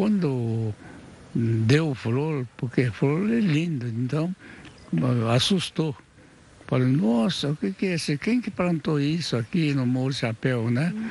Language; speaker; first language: Portuguese; early bilingual, other home language; Japanese